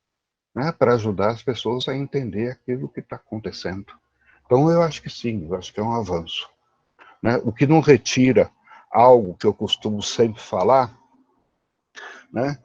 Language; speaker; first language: Portuguese; native; Portuguese